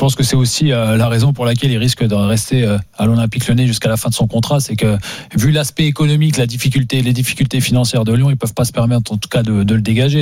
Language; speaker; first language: French; native; French